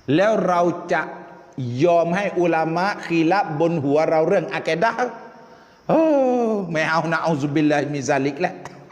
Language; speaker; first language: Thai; non-native, local second language; Malay